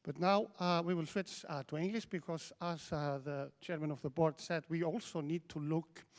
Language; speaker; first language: English; non-native, fluent; Icelandic